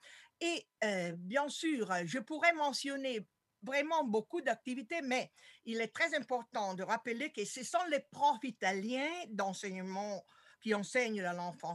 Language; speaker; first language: French; non-native, fluent; Italian